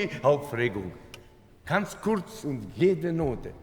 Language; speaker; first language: German; non-native, fluent; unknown